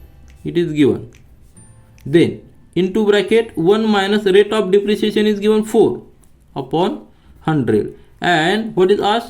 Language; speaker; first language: English; non-native, local second language; Marathi